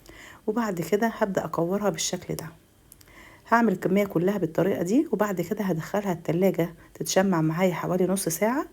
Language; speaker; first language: Arabic; native; Arabic